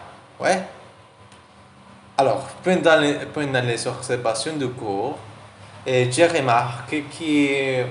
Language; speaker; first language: French; non-native, learner; Spanish